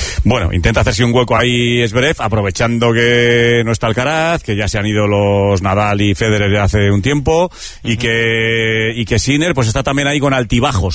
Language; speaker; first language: Spanish; native; Spanish